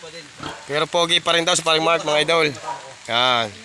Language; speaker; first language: Filipino; native; Filipino